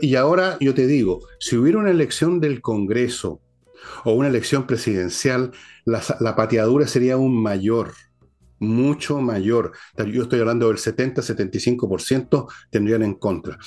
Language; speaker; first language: Spanish; native; Spanish